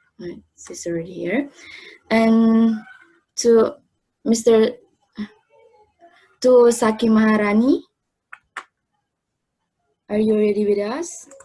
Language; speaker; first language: English; non-native, fluent; Indonesian